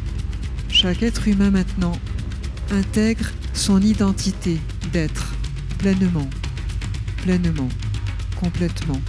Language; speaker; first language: French; native; French